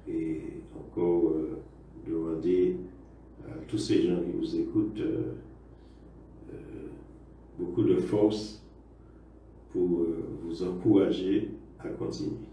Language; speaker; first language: French; native; French